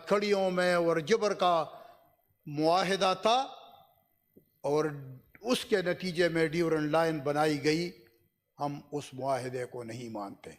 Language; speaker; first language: Urdu; non-native, local second language; Pashto